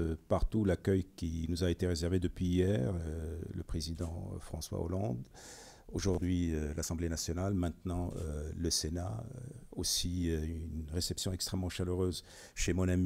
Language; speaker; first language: French; non-native, local second language; Arabic